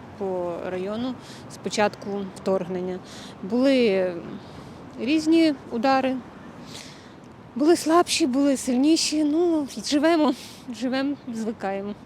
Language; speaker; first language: Ukrainian; native; Ukrainian